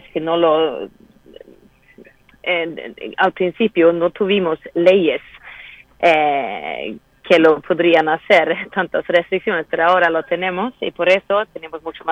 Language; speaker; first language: Spanish; non-native, fluent; Swedish